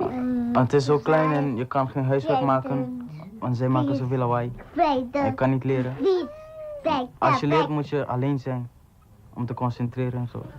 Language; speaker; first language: Dutch; early bilingual, other home language; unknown